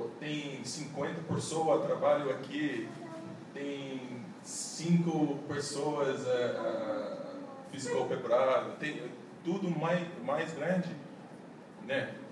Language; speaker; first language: Portuguese; non-native, learner; English